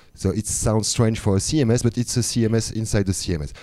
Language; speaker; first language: English; non-native, fluent; French